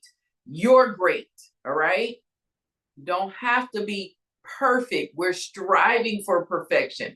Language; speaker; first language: English; native; English